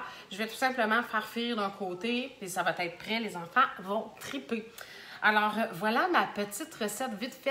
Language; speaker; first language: French; native; French